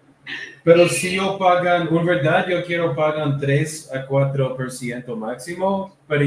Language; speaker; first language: Spanish; non-native, learner; English